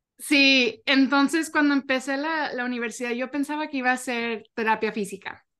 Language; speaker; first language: Spanish; early bilingual, heritage; Spanish